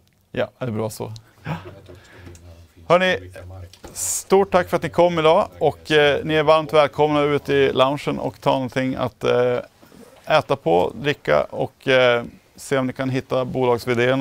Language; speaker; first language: Swedish; native; Swedish